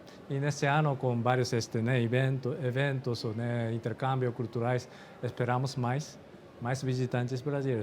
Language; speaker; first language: Portuguese; non-native, fluent; Japanese